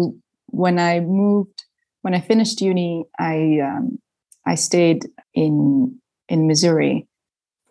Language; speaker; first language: English; non-native, fluent; Spanish